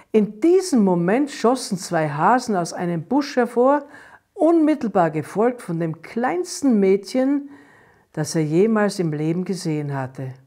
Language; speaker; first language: German; native; German